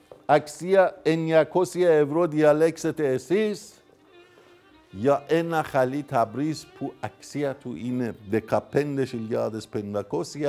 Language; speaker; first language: Greek; non-native, fluent; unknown